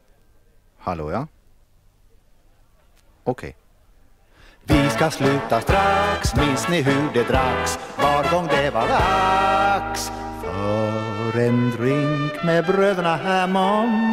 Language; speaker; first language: Swedish; native; Swedish